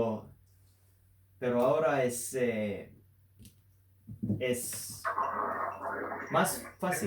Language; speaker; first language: Spanish; non-native, learner; Hebrew